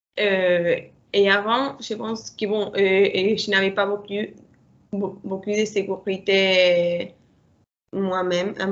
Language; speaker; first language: French; non-native, learner; Spanish